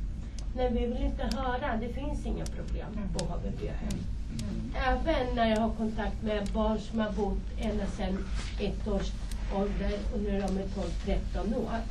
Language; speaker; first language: Swedish; non-native, fluent; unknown